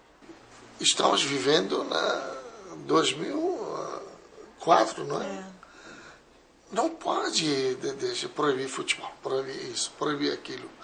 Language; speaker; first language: Portuguese; non-native, fluent; Persian